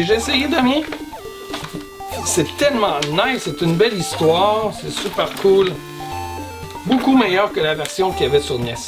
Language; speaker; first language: French; native; French